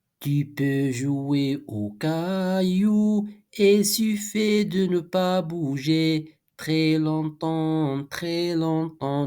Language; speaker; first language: French; non-native, local second language; Arabic